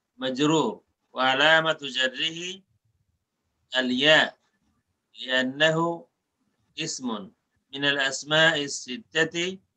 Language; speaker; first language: Arabic; non-native, fluent; Bangla